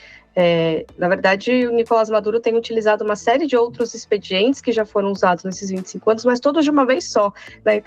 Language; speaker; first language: Portuguese; native; Portuguese